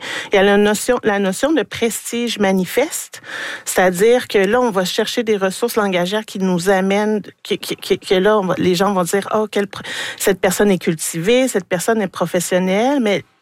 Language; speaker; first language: French; native; French